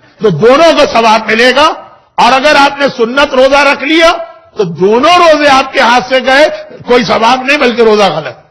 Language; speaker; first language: Urdu; native; Urdu